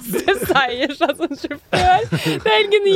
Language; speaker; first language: Norwegian; native; Norwegian